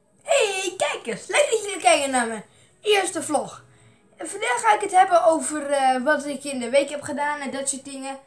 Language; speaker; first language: Dutch; native; Dutch